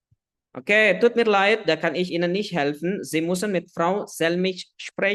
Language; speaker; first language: German; non-native, fluent; Indonesian